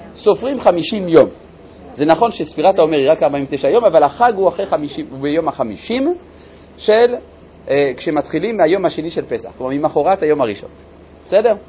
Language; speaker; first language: Hebrew; non-native, fluent; French